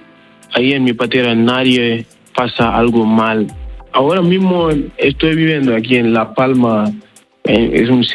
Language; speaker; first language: Spanish; non-native, learner; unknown